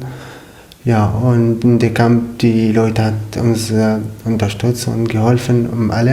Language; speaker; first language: German; non-native, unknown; Arabic